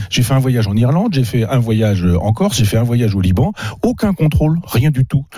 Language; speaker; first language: French; native; French